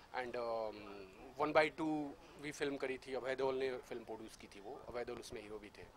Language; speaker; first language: Hindi; non-native, local second language; Bhojpuri